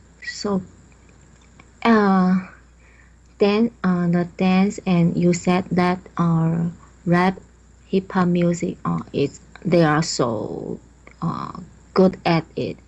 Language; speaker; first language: English; non-native, learner; Chinese